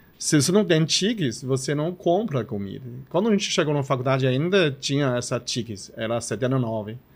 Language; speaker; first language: Portuguese; non-native, fluent; Chinese